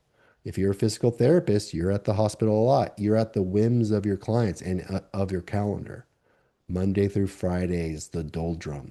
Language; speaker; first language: English; native; English